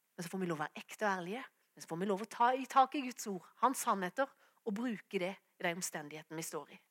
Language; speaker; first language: Norwegian; native; Norwegian